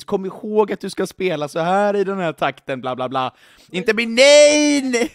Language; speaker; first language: Swedish; native; Swedish